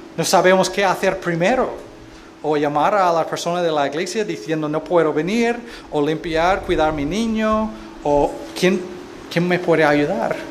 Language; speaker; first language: Spanish; non-native, fluent; English